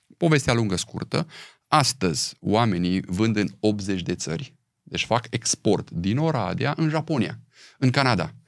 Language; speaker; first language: Romanian; native; Romanian